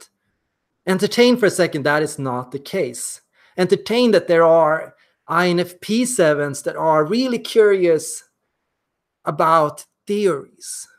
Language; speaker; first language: English; non-native, fluent; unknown